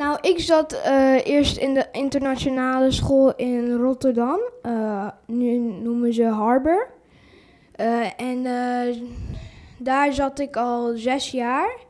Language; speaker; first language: Dutch; early bilingual, other home language; English